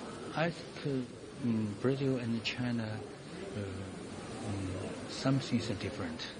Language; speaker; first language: English; non-native, learner; Chinese